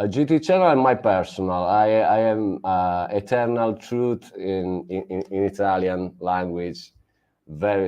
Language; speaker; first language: English; non-native, learner; Italian